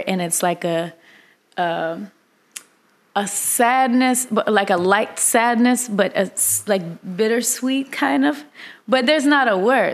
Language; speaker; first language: English; non-native, fluent; Russian